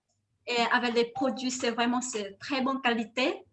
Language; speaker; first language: French; non-native, learner; Vietnamese